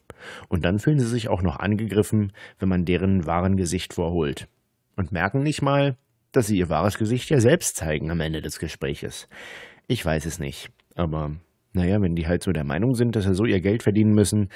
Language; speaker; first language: German; native; German